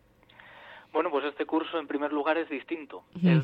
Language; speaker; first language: Spanish; native; Spanish